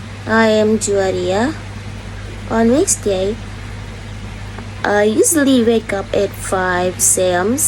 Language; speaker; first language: English; non-native, learner; Indonesian